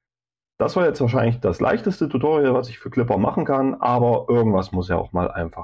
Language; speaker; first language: German; native; German